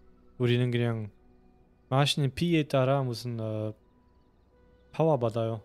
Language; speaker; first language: Korean; non-native, fluent; German